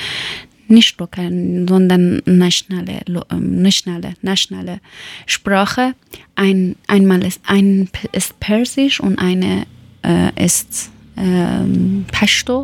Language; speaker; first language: German; non-native, learner; Persian